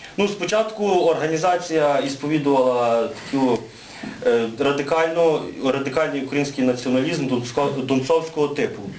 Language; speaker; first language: Ukrainian; native; Ukrainian